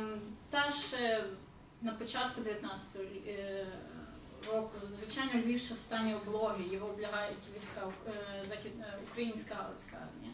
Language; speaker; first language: Ukrainian; early bilingual, heritage; Ukrainian